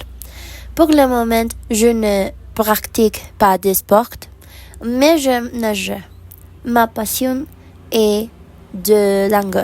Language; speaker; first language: French; non-native, learner; Spanish